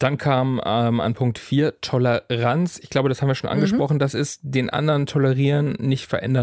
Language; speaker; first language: German; native; German